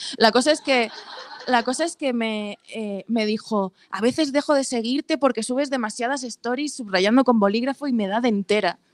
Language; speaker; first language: Spanish; native; Spanish